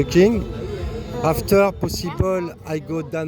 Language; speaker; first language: English; non-native, learner; French